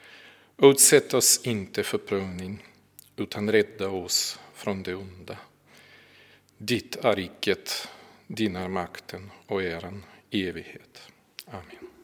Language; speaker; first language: Swedish; non-native, fluent; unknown